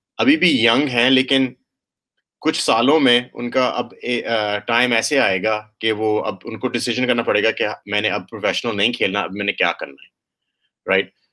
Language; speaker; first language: Urdu; early bilingual, heritage; Urdu